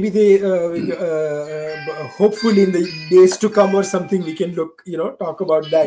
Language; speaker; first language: English; non-native, local second language; Gujarati